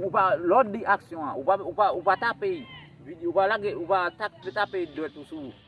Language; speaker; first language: French; non-native, learner; Haitian Creole